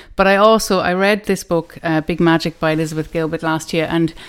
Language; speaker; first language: English; non-native, fluent; German